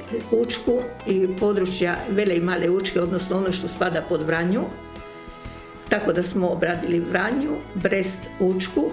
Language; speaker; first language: Croatian; native; Croatian